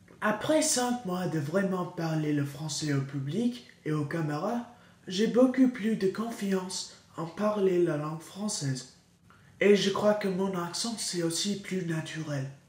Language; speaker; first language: French; non-native, learner; English